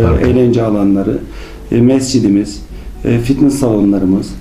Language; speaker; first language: Turkish; native; Turkish